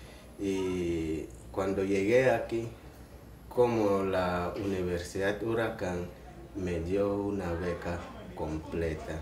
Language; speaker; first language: Spanish; non-native, local second language; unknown